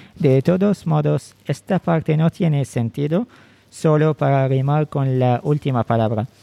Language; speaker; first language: Spanish; non-native, fluent; Arabic